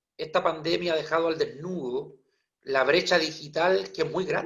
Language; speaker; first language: Spanish; native; Spanish